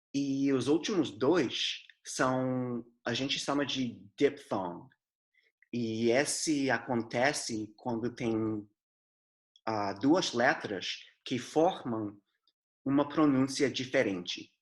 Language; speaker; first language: Portuguese; non-native, fluent; English